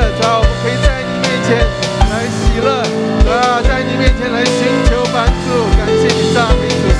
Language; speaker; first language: Chinese; native; Chinese